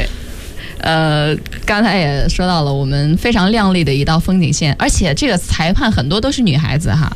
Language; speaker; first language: Chinese; native; Chinese